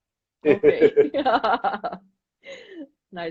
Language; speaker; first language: English; non-native, fluent; Dutch